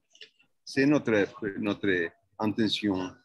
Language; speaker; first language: French; non-native, fluent; Spanish